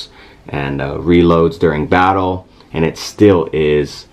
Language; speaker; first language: English; native; English